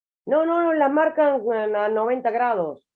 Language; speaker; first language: Spanish; native; Spanish